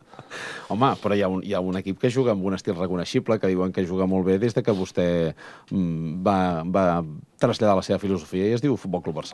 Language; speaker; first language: Catalan; native; Catalan